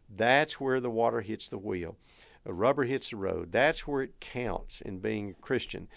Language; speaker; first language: English; native; English